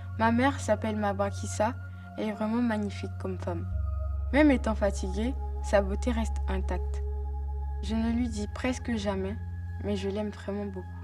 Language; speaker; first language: French; native; French